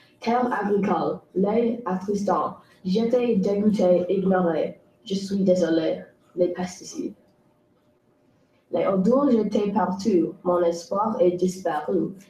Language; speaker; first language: French; non-native, local second language; English